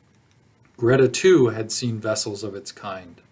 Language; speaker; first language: English; native; English